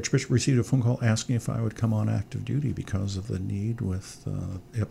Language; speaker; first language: English; native; English